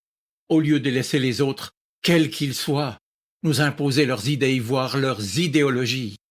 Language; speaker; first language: French; native; French